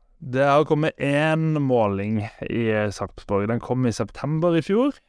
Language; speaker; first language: Norwegian; native; Norwegian